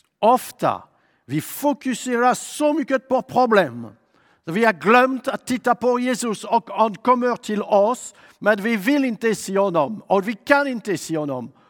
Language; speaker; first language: Swedish; non-native, fluent; French